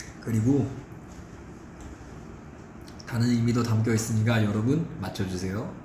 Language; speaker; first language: Korean; non-native, fluent; Chinese